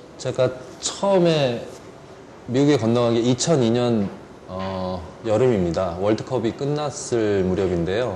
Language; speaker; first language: Korean; native; Korean